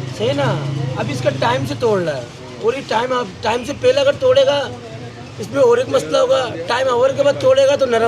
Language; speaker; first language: Hindi; non-native, local second language; Bangla